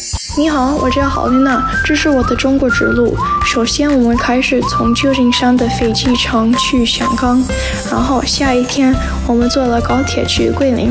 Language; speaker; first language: Chinese; non-native, learner; English